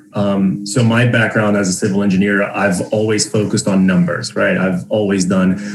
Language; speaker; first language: English; non-native, fluent; Portuguese